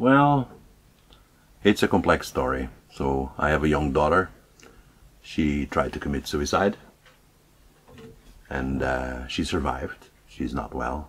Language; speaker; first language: English; non-native, learner; Portuguese